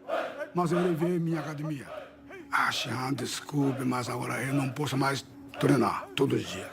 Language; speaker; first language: Portuguese; non-native, learner; Japanese